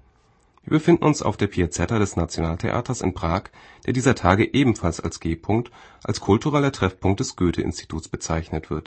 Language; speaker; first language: German; native; German